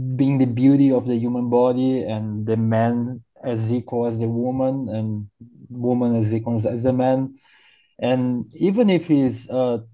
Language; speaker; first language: English; non-native, learner; Portuguese